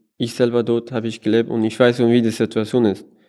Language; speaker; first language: German; non-native, learner; Persian